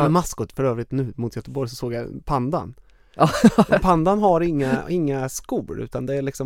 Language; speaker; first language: Swedish; native; Swedish